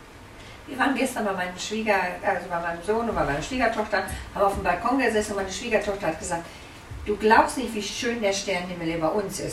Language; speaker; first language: German; native; German